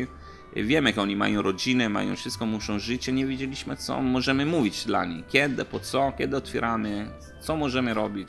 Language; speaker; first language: Polish; non-native, learner; Italian